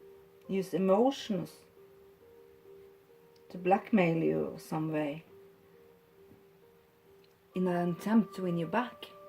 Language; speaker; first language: English; non-native, fluent; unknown